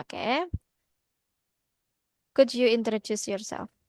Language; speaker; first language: English; non-native, fluent; Indonesian